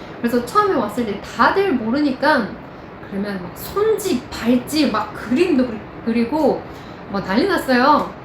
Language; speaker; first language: Korean; non-native, fluent; Chinese